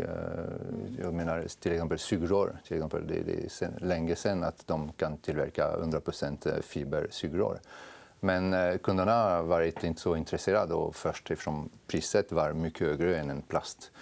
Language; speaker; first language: Swedish; non-native, fluent; French